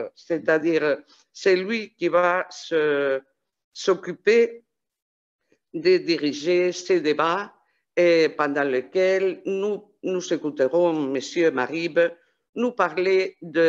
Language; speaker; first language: French; non-native, fluent; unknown